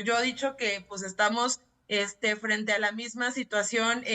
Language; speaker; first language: Spanish; native; Spanish